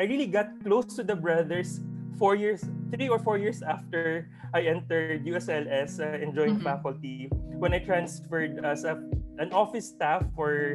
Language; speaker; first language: English; non-native, local second language; Hiligaynon